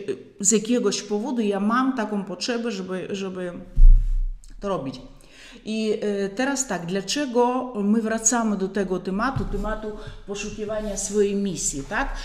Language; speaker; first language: Polish; non-native, fluent; Russian